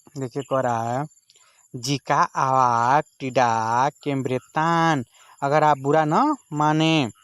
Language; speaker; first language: Hindi; native; Hindi